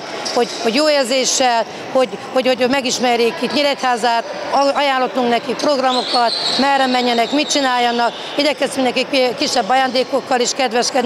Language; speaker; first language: Hungarian; native; Hungarian